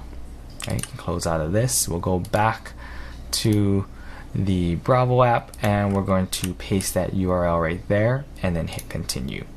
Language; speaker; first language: English; native; English